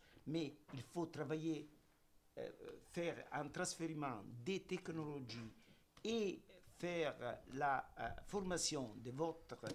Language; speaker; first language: French; non-native, learner; Italian